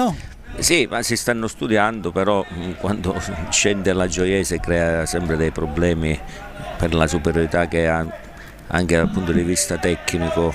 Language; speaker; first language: Italian; native; Italian